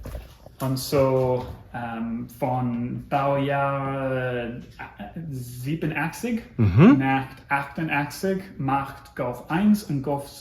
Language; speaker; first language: German; non-native, learner; English